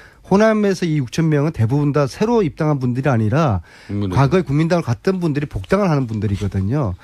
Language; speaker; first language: Korean; native; Korean